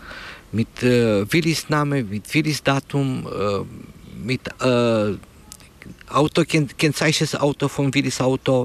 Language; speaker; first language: German; non-native, learner; Romanian